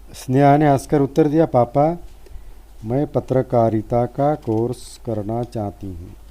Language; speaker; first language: Hindi; non-native, local second language; Marathi